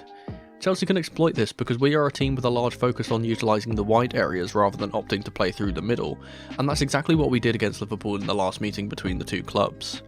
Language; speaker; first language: English; native; English